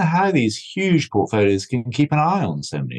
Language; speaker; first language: English; native; English